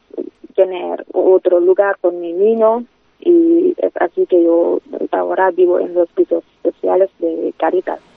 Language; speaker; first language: Spanish; non-native, fluent; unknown